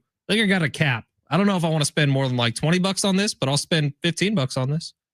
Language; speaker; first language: English; native; English